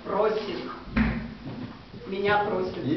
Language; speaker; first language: Russian; non-native, learner; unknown